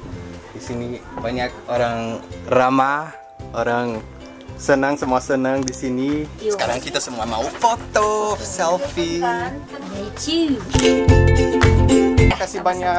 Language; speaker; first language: Indonesian; non-native, fluent; Portuguese